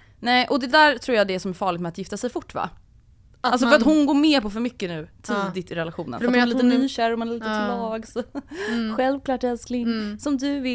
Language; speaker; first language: Swedish; native; Swedish